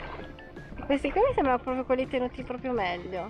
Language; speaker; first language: Italian; native; Italian